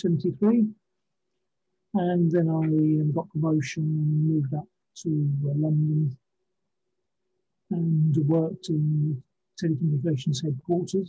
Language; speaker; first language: English; native; English